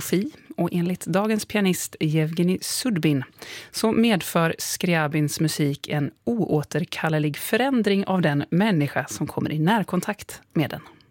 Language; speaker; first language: Swedish; native; Swedish